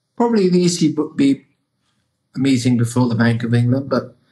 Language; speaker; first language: English; native; English